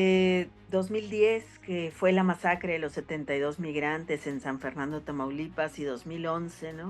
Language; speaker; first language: Spanish; native; Spanish